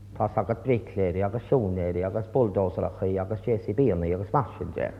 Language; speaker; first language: Irish; native; Irish